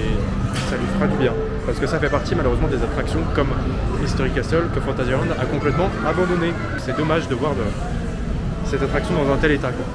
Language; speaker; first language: French; native; French